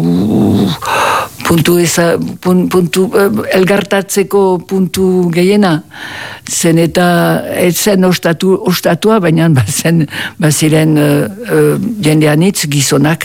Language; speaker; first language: Basque; native; Basque